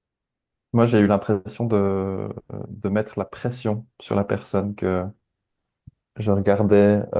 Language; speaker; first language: French; native; French